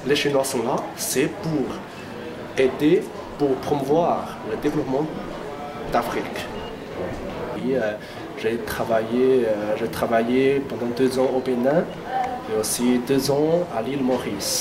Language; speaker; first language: French; non-native, fluent; Chinese